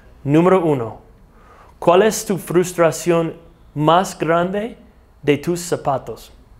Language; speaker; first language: Spanish; non-native, fluent; English